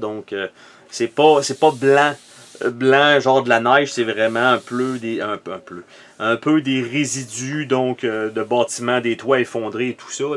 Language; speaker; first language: French; native; French